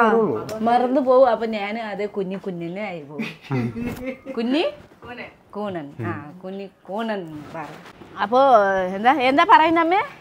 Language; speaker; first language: Malayalam; non-native, learner; Nepali